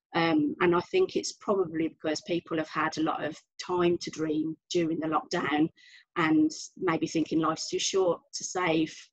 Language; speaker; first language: English; native; English